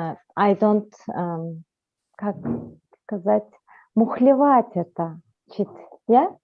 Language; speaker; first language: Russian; non-native, fluent; Turkish